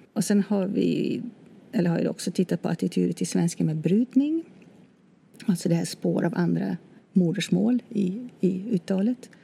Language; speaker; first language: Swedish; non-native, fluent; Dutch